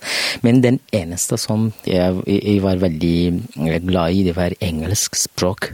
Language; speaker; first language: Norwegian; non-native, learner; Kurdish